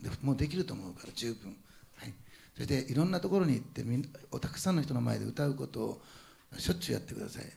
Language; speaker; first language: Japanese; native; Japanese